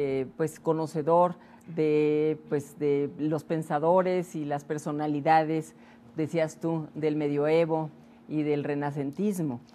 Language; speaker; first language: Spanish; native; Spanish